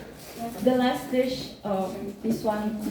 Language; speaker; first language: English; non-native, fluent; Indonesian